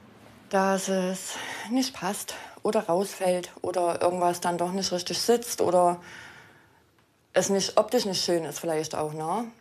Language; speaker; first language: German; native; German